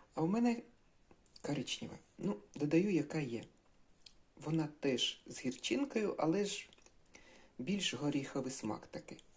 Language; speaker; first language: Ukrainian; non-native, local second language; Russian